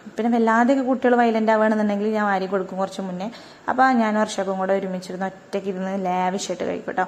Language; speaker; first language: Malayalam; native; Malayalam